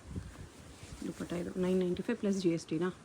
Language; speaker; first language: Kannada; native; Kannada